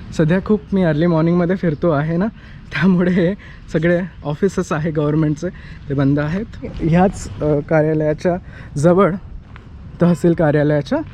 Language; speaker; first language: Marathi; native; Marathi